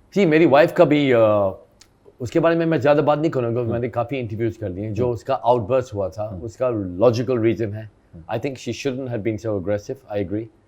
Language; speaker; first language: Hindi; early bilingual, heritage; Hindi